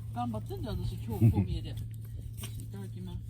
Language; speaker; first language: Japanese; native; Japanese